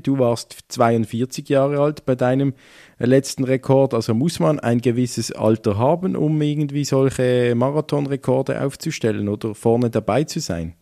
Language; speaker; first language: German; native; German